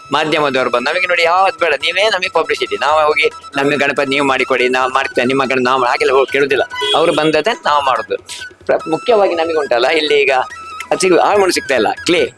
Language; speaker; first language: Kannada; native; Kannada